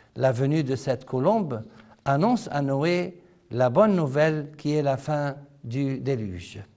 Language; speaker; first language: French; non-native, fluent; Arabic